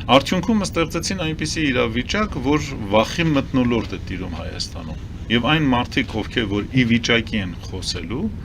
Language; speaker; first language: Armenian; early bilingual, heritage; Armenian